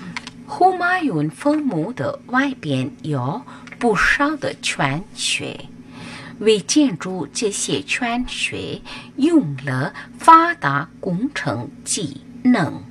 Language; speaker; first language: Chinese; non-native, fluent; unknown